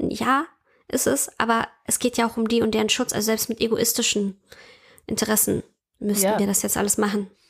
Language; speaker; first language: German; early bilingual, other home language; Russian